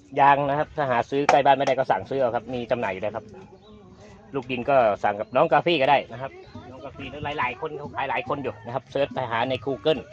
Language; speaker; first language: Thai; native; Thai